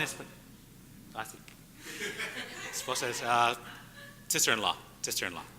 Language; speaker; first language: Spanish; non-native, fluent; English